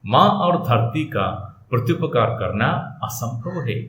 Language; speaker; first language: Hindi; non-native, local second language; Malayalam